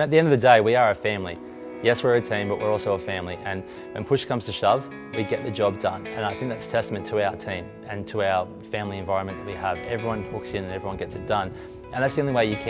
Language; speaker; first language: English; native; English